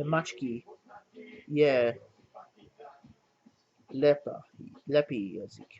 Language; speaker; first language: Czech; non-native, learner; English